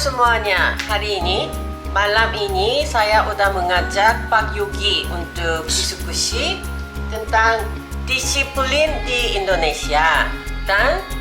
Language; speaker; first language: Indonesian; non-native, learner; Korean